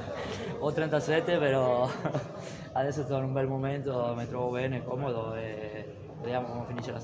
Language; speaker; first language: Italian; non-native, fluent; Spanish